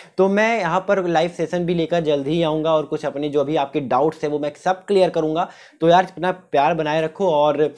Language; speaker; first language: Hindi; native; Hindi